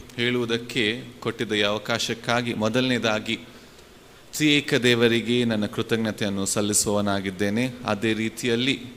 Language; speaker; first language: Kannada; non-native, local second language; Telugu